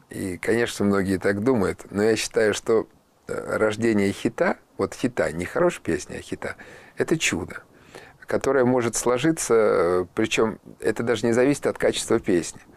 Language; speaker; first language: Russian; native; Russian